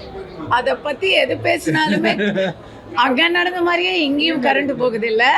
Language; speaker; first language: Tamil; native; Tamil